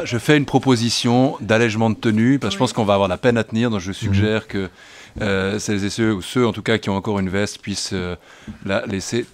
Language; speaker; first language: French; native; French